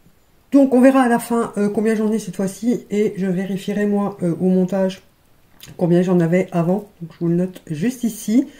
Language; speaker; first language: French; native; French